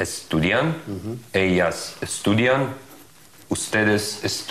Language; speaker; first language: Spanish; non-native, learner; Russian